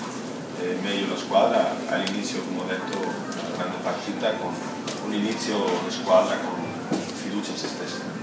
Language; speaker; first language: Italian; non-native, fluent; Spanish